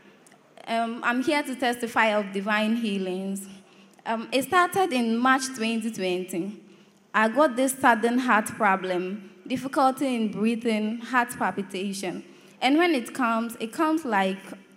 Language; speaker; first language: English; non-native, local second language; Akan